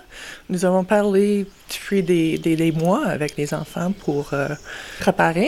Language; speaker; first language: French; non-native, fluent; English